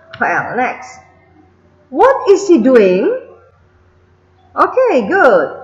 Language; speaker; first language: English; non-native, fluent; Indonesian